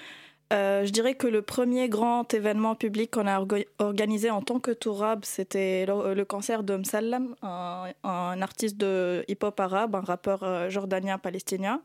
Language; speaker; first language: French; non-native, local second language; Arabic